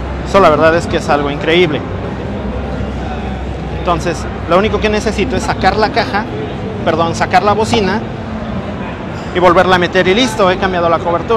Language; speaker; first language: Spanish; native; Spanish